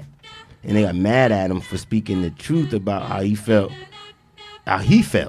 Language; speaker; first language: English; native; English